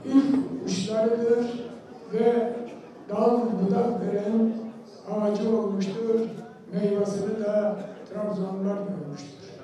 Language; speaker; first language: Turkish; native; Turkish